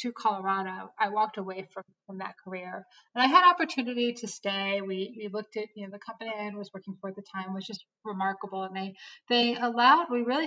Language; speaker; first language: English; native; English